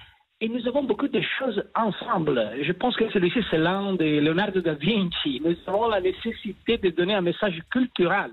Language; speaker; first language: French; non-native, fluent; Italian